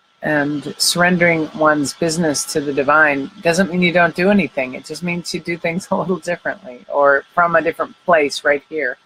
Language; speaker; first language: English; native; English